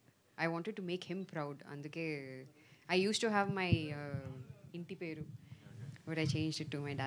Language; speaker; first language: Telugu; non-native, learner; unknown